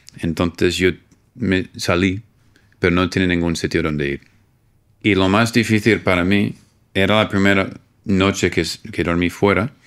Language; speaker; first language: Spanish; non-native, fluent; English